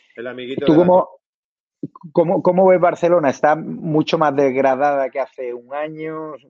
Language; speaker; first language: Spanish; native; Spanish